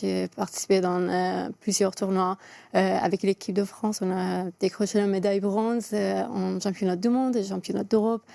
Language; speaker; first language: French; non-native, fluent; Persian